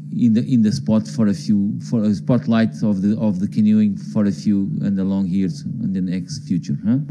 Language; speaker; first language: English; non-native, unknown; Portuguese